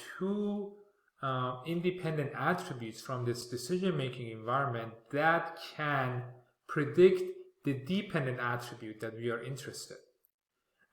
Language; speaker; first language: English; non-native, fluent; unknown